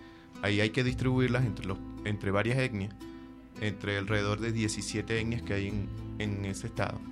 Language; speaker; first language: Spanish; native; Spanish